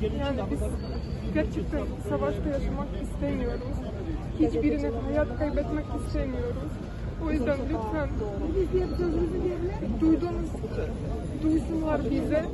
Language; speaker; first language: Turkish; non-native, learner; Ukrainian